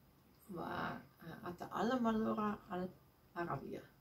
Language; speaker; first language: Arabic; non-native, learner; Dutch